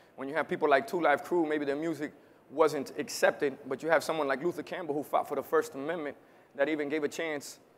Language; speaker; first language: English; early bilingual, other home language; Spanish